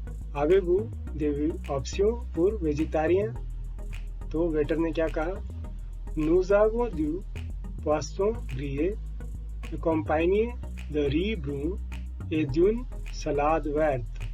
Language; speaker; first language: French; non-native, learner; Hindi